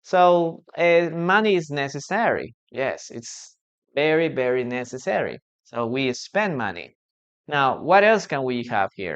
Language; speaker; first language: English; non-native, fluent; Spanish